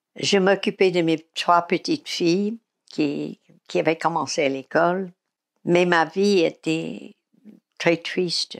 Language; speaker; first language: French; non-native, fluent; English